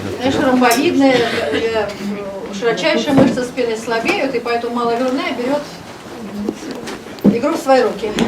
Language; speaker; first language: Russian; native; Russian